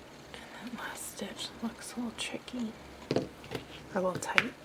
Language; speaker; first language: English; native; English